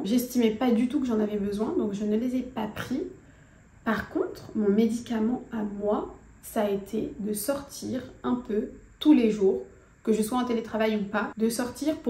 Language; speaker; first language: French; native; French